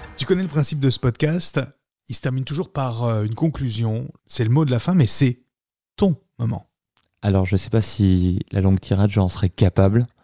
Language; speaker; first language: French; early bilingual, other home language; Arabic